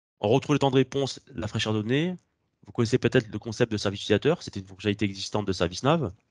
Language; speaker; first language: French; native; French